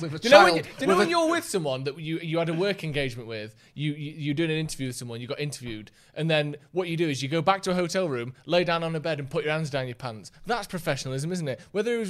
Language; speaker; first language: English; native; English